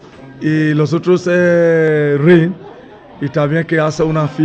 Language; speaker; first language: Spanish; non-native, learner; Bini